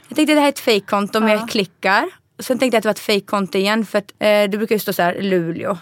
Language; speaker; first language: Swedish; early bilingual, other home language; Arabic